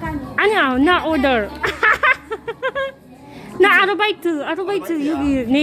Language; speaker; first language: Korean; non-native, learner; Filipino